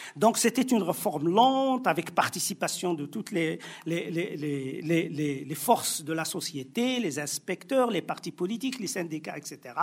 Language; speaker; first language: French; non-native, local second language; Arabic